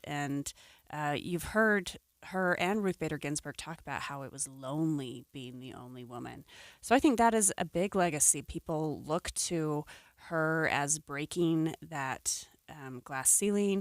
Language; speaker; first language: English; native; English